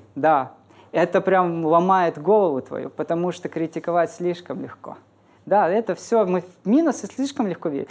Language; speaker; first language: Russian; native; Russian